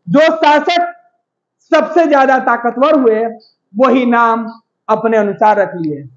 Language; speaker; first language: Hindi; native; Hindi